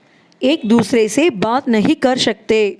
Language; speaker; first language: Hindi; non-native, local second language; Tamil